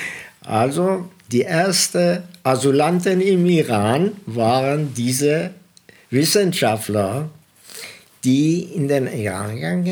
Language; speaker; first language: German; non-native, fluent; Persian